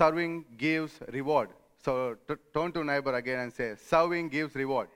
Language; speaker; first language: English; non-native, local second language; Telugu